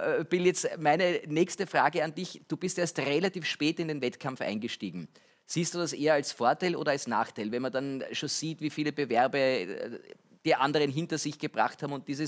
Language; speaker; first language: German; native; German